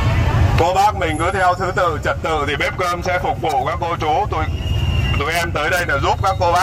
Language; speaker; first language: Vietnamese; native; Vietnamese